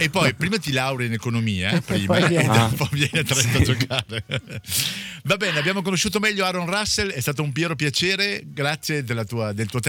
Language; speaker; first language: Italian; native; Italian